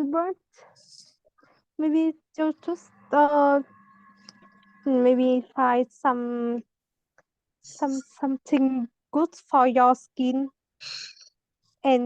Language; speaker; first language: English; non-native, learner; Vietnamese